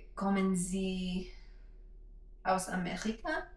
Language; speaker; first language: German; non-native, learner; English